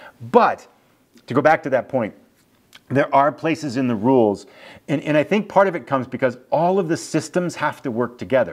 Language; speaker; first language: English; native; English